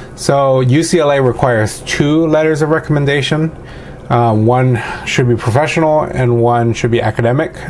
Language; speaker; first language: English; native; English